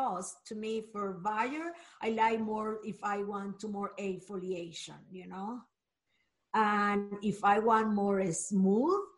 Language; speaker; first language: English; non-native, learner; Spanish